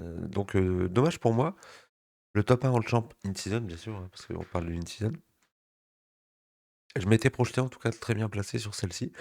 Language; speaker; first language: French; native; French